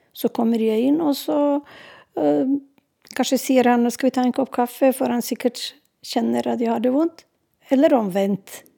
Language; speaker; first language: Norwegian; non-native, fluent; Serbian